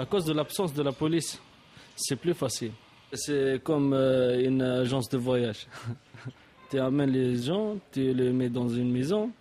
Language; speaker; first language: French; non-native, local second language; Arabic